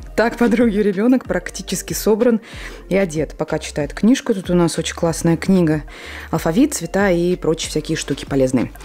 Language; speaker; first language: Russian; non-native, local second language; Latvian